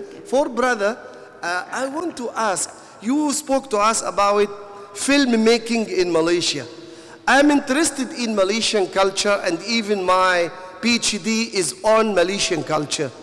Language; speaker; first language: English; non-native, fluent; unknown